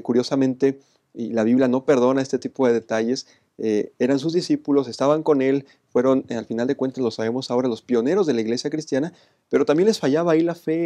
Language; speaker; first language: Spanish; native; Spanish